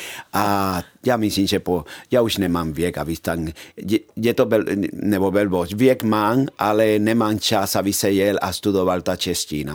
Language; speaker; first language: Czech; non-native, fluent; Spanish